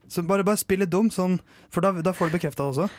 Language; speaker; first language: Norwegian; native; Norwegian